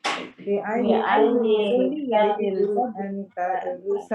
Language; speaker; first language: Arabic; non-native, learner; Indonesian